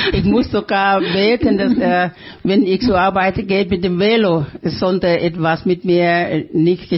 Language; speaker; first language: German; non-native, fluent; Thai